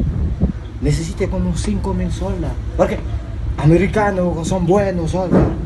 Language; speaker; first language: Spanish; non-native, learner; Haitian Creole